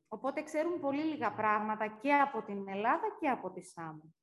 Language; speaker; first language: Greek; native; Greek